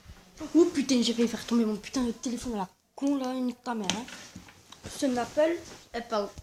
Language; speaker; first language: French; native; French